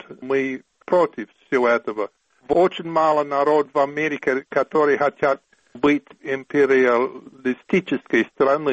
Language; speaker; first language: Russian; non-native, fluent; English